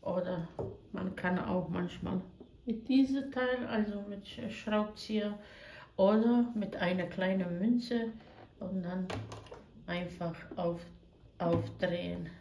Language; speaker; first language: German; non-native, fluent; Croatian